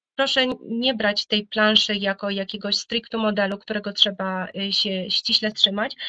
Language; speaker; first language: Polish; native; Polish